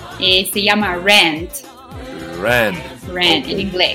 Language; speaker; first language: Spanish; non-native, learner; Afrikaans